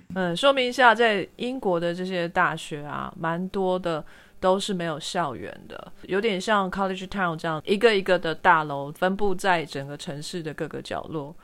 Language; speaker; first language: Chinese; native; Chinese